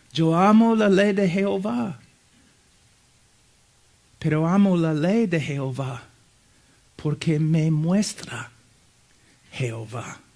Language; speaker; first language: Spanish; non-native, fluent; English